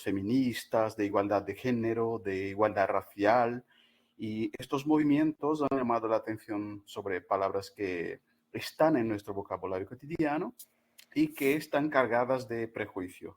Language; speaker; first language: Spanish; non-native, fluent; Portuguese